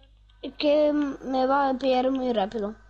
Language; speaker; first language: Spanish; non-native, learner; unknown